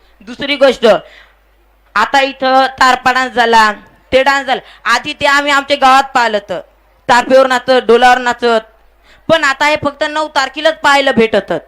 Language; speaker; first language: Marathi; non-native, local second language; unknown